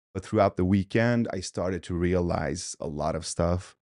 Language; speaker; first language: English; early bilingual, other home language; Swedish